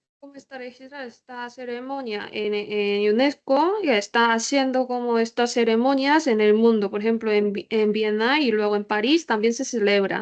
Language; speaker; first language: Spanish; non-native, learner; Korean